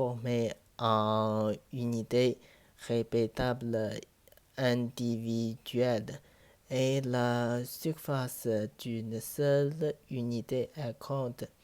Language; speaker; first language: French; non-native, learner; Chinese